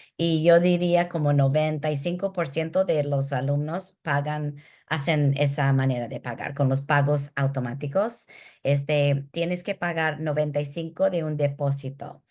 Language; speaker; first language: Spanish; early bilingual, heritage; Spanish